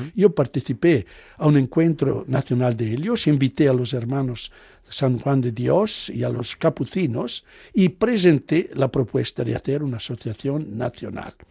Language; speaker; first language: Spanish; non-native, fluent; Italian